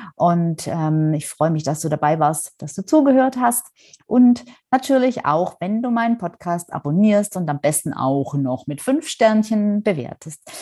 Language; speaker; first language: German; native; German